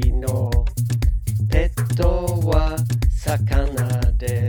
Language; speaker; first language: Japanese; non-native, learner; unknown